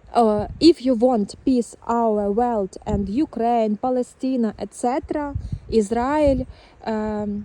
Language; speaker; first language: English; non-native, learner; Ukrainian